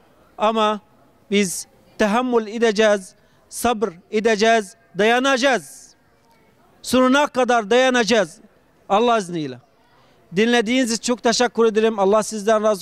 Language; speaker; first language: Turkish; non-native, fluent; Arabic